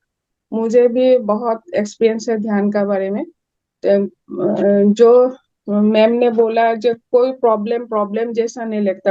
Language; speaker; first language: Hindi; non-native, local second language; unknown